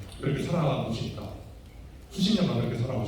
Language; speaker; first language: Korean; native; Korean